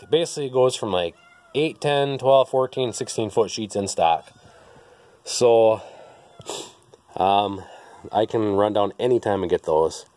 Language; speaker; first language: English; native; English